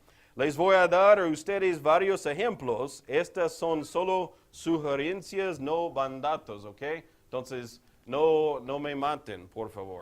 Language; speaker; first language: Spanish; non-native, fluent; English